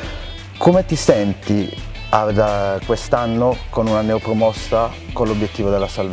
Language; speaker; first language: Italian; native; Italian